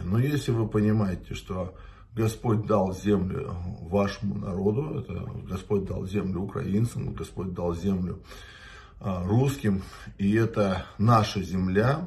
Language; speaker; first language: Russian; native; Russian